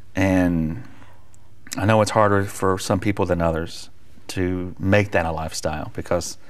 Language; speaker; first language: English; native; English